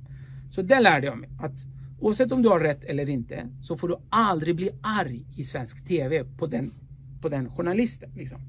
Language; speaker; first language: Swedish; early bilingual, other home language; Kurdish